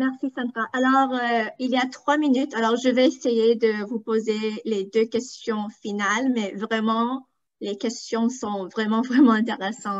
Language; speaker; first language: French; non-native, fluent; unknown